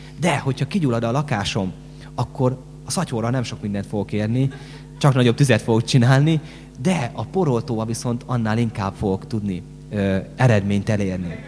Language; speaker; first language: Hungarian; native; Hungarian